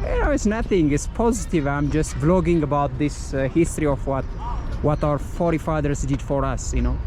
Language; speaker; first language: English; non-native, local second language; Amharic